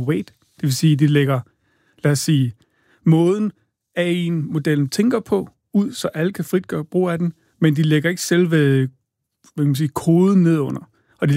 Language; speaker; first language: Danish; native; Danish